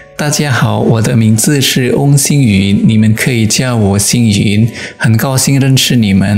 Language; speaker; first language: Chinese; non-native, fluent; Indonesian